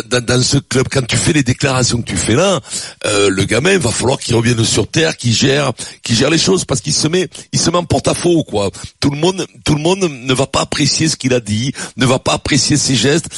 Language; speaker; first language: French; native; French